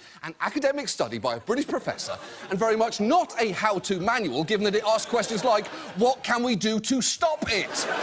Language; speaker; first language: English; native; English